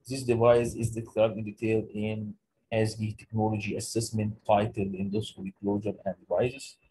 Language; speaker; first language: English; non-native, local second language; Arabic